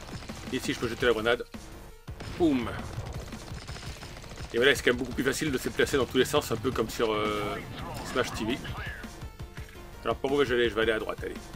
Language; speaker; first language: French; native; French